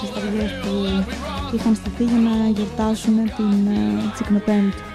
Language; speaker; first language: Greek; native; Greek